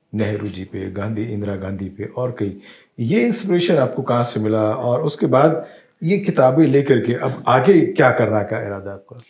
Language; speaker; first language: Hindi; native; Hindi